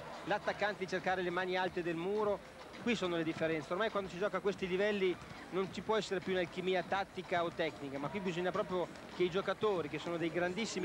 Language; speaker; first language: Italian; native; Italian